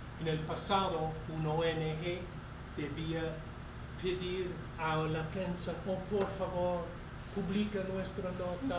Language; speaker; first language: Spanish; non-native, fluent; English